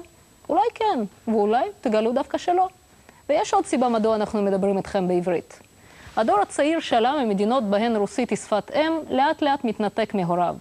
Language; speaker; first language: Hebrew; non-native, local second language; Russian